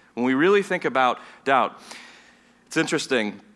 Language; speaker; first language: English; non-native, fluent; German